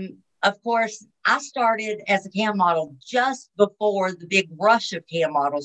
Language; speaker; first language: English; native; English